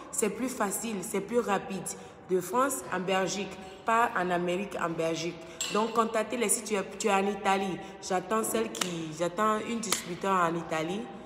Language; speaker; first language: French; non-native, fluent; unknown